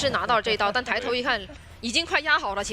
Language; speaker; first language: Chinese; native; Chinese